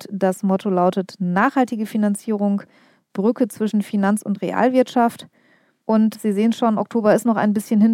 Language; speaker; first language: German; native; German